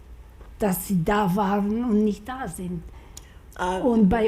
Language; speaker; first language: German; non-native, fluent; Slovak